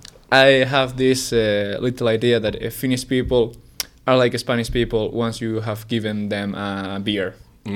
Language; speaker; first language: English; non-native, fluent; Spanish